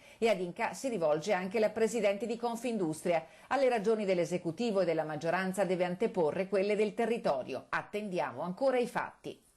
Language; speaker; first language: Italian; native; Italian